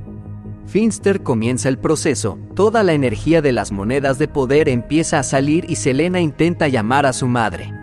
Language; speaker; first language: Spanish; native; Spanish